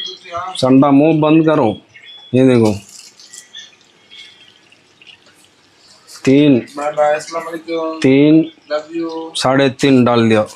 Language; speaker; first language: Hindi; non-native, local second language; Tamil